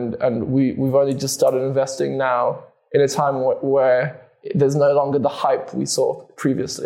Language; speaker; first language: English; native; English